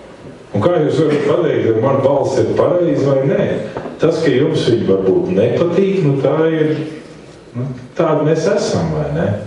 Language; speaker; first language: Latvian; native; Latvian